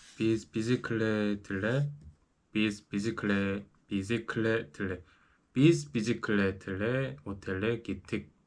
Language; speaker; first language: Turkish; non-native, learner; Korean